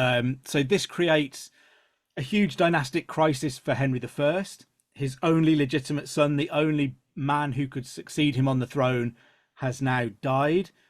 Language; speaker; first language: English; native; English